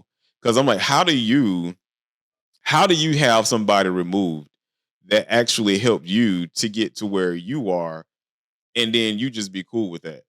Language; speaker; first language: English; native; English